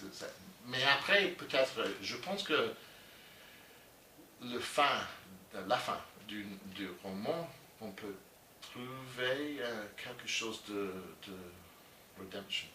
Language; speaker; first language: French; non-native, learner; English